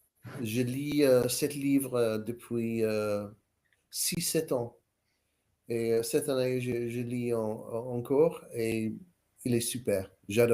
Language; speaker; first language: French; non-native, learner; English